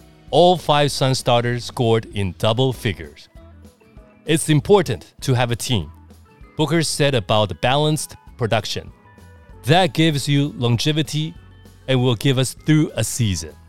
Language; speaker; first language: English; non-native, fluent; Chinese